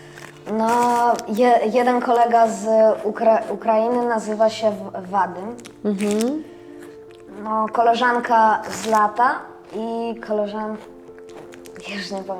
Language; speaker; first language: Polish; early bilingual, other home language; Russian